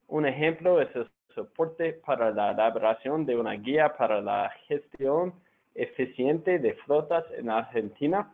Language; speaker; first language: Spanish; non-native, fluent; English